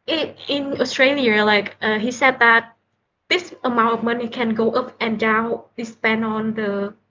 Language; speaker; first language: English; non-native, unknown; Vietnamese